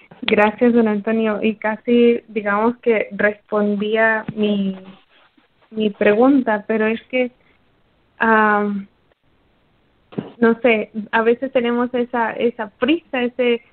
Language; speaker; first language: Spanish; native; Spanish